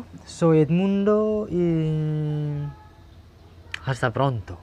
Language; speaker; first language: Spanish; non-native, learner; Indonesian